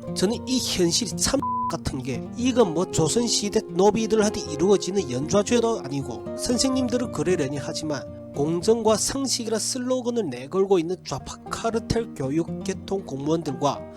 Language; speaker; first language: Korean; early bilingual, heritage; Korean